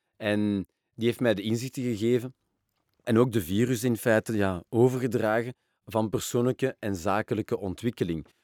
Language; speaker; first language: Dutch; non-native, local second language; French